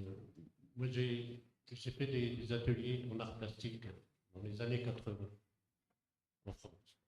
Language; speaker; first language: French; non-native, local second language; Arabic